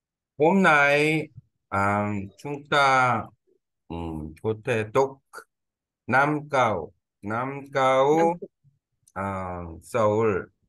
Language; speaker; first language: Vietnamese; non-native, learner; Korean